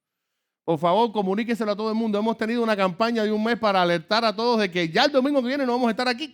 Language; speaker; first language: Spanish; native; Spanish